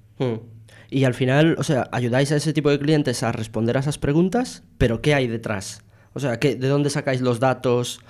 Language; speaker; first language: Spanish; native; Spanish